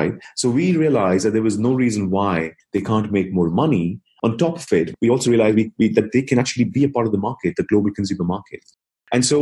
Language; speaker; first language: English; non-native, local second language; Hindi